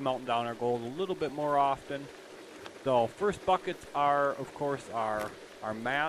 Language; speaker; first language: English; native; English